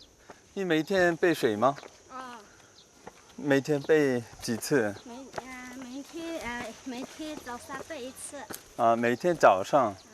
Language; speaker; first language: Chinese; non-native, learner; Korean